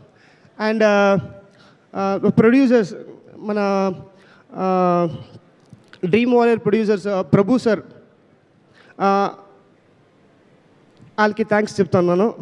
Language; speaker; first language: Telugu; non-native, learner; Kannada